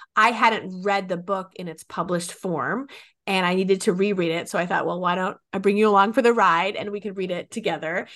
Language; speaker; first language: English; native; English